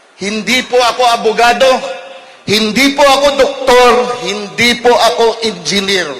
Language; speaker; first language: Filipino; native; Filipino